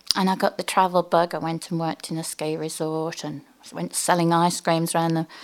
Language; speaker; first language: English; native; English